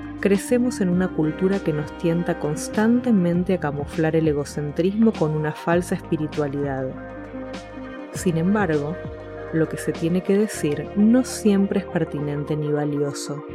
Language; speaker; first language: Spanish; native; Spanish